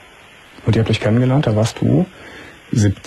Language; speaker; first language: German; native; German